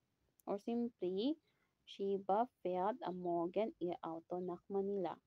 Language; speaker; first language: German; non-native, fluent; Filipino